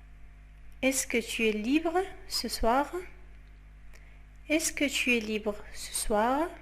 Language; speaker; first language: French; non-native, fluent; Arabic